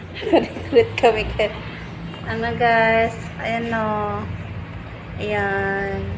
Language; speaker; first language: Filipino; non-native, local second language; Cebuano